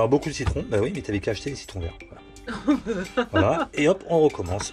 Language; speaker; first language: French; native; French